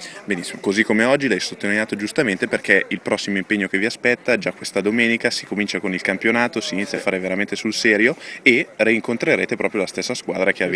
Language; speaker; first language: Italian; native; Italian